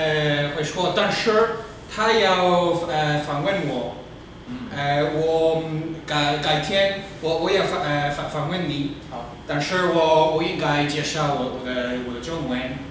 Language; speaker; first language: Chinese; non-native, learner; English